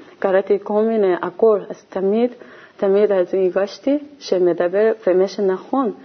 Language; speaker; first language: Hebrew; non-native, learner; Korean